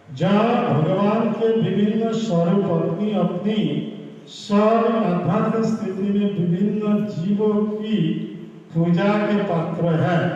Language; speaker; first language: Hindi; native; Hindi